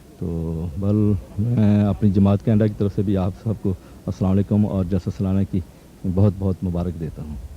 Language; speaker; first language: Urdu; native; Urdu